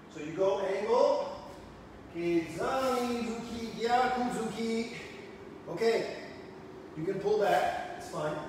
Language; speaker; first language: English; native; English